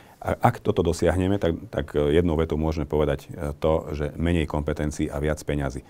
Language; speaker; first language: Slovak; non-native, local second language; Hungarian